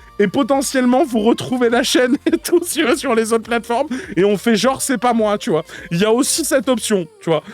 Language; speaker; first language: French; native; French